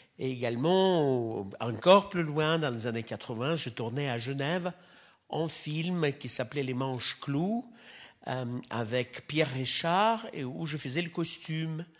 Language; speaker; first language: French; non-native, fluent; Russian